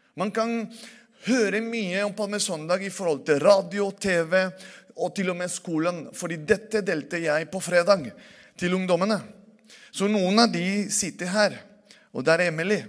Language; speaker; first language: Norwegian; non-native, fluent; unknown